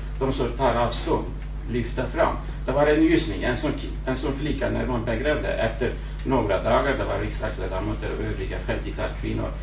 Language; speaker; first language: Swedish; non-native, fluent; Kurdish